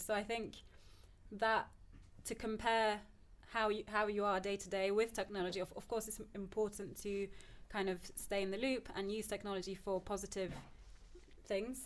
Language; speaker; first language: English; early bilingual, other home language; Turkish